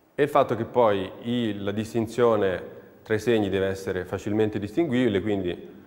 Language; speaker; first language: Italian; native; Italian